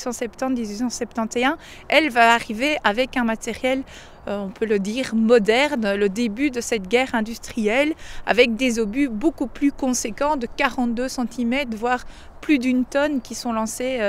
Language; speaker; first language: French; native; French